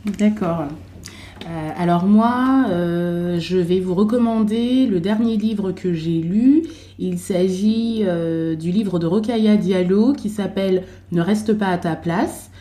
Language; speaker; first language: French; native; French